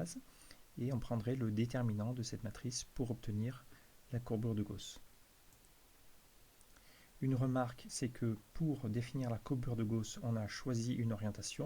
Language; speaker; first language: French; native; French